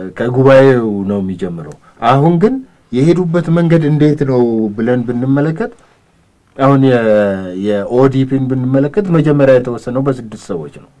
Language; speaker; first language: Amharic; non-native, local second language; Oromo